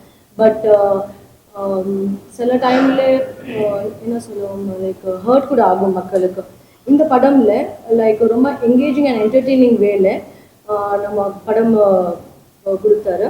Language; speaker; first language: Tamil; non-native, fluent; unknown